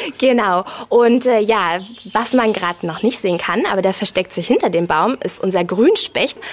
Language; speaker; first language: German; native; German